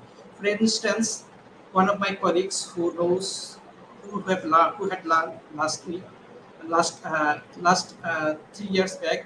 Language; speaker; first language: English; non-native, learner; Bangla